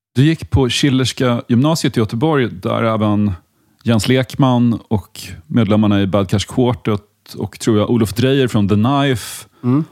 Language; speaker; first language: Swedish; native; Swedish